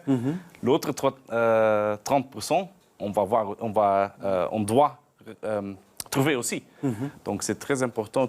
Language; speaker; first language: French; non-native, learner; Dutch